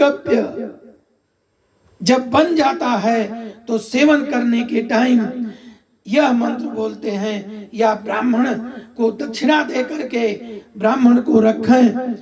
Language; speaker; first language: Hindi; native; Hindi